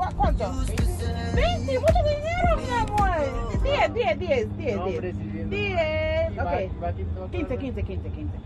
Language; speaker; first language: Spanish; non-native, learner; English